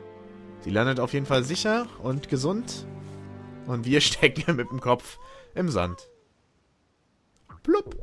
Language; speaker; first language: German; native; German